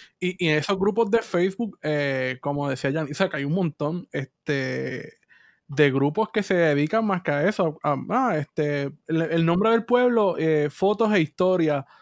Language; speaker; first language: Spanish; native; Spanish